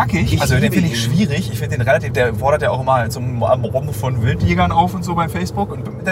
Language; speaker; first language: German; native; German